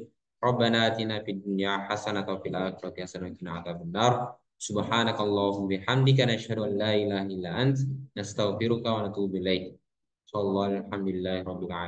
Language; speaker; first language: Arabic; non-native, fluent; Indonesian